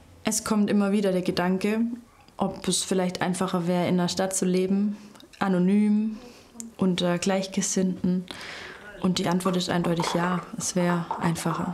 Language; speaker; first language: German; native; German